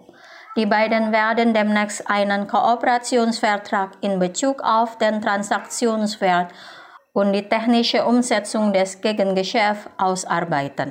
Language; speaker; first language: German; non-native, fluent; Indonesian